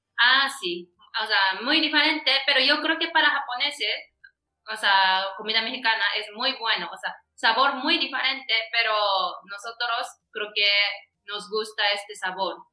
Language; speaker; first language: Spanish; non-native, learner; Japanese